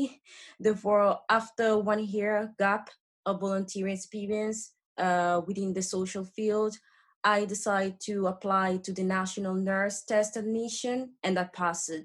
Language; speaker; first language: English; non-native, fluent; Italian